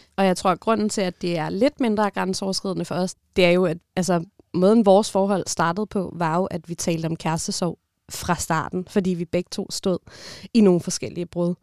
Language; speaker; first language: Danish; native; Danish